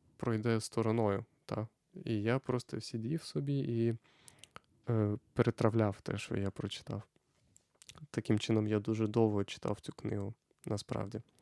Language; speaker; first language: Ukrainian; non-native, fluent; Lithuanian